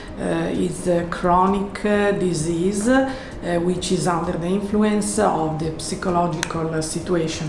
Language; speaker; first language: English; non-native, learner; Italian